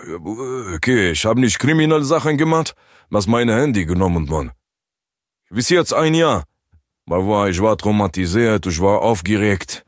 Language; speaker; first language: German; non-native, learner; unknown